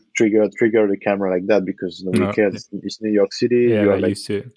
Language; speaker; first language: English; non-native, fluent; French